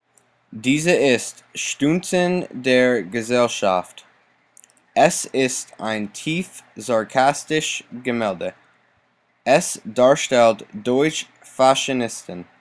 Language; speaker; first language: German; non-native, learner; English